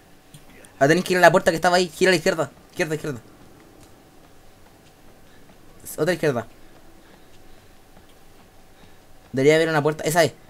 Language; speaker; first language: Spanish; native; Spanish